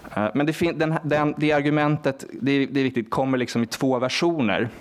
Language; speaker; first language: Swedish; non-native, fluent; Norwegian